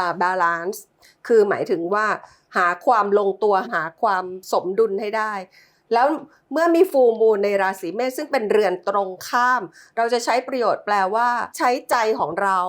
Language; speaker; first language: Thai; native; Thai